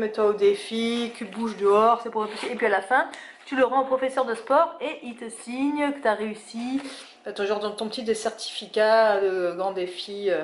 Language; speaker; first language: French; native; French